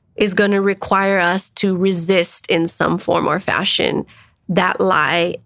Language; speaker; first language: English; native; English